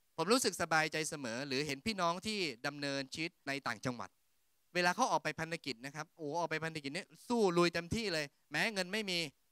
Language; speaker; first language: Thai; native; Thai